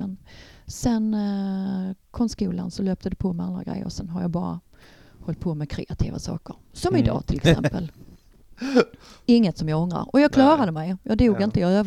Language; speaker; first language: Swedish; native; Swedish